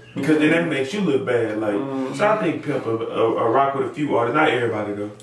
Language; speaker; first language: English; native; English